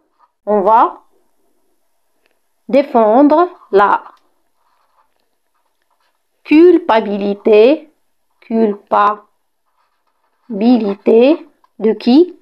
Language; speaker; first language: French; non-native, local second language; Arabic